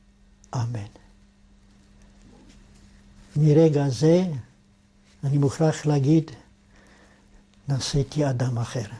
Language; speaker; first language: Hebrew; non-native, fluent; Yiddish